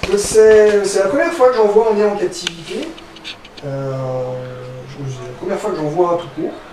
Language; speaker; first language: French; native; French